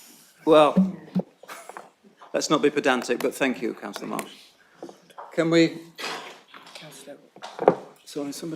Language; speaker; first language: English; native; English